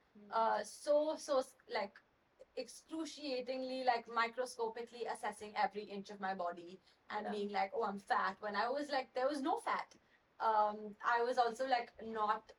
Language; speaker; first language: English; non-native, local second language; Hindi